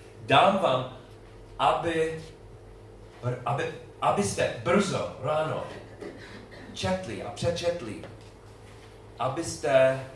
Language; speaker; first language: Czech; non-native, learner; English